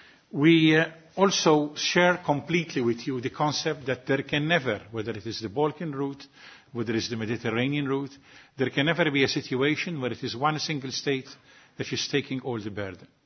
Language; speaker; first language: English; non-native, local second language; Maltese